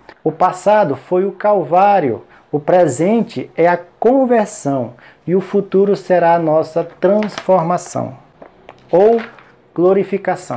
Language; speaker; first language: Portuguese; native; Portuguese